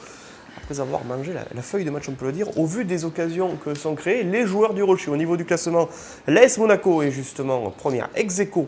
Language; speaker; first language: French; native; French